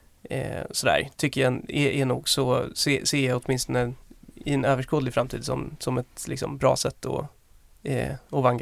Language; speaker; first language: Swedish; native; Swedish